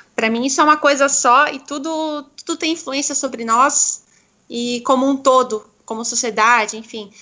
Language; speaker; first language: Portuguese; native; Portuguese